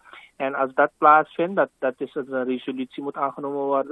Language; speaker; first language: Dutch; native; Dutch